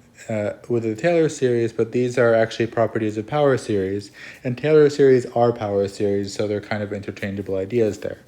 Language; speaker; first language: English; native; English